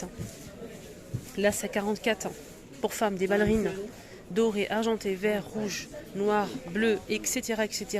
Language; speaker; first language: French; native; French